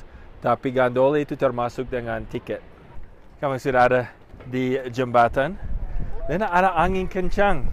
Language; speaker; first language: Indonesian; non-native, fluent; English